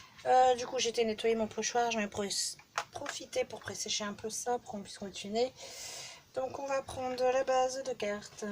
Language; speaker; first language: French; native; French